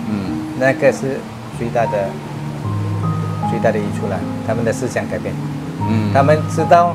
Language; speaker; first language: Chinese; non-native, local second language; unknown